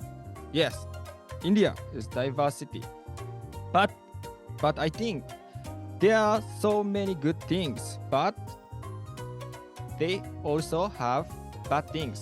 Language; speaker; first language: English; non-native, learner; Japanese